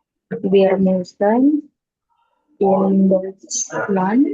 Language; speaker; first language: German; non-native, learner; Indonesian